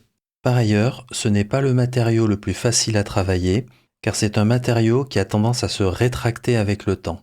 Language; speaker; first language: French; native; French